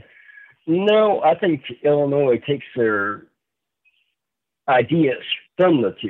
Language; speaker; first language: English; native; English